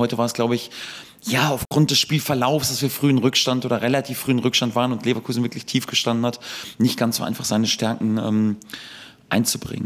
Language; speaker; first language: German; native; German